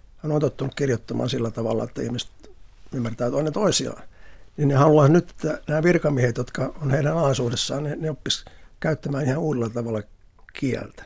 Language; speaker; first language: Finnish; native; Finnish